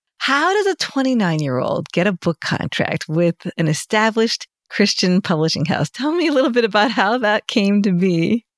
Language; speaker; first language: English; native; English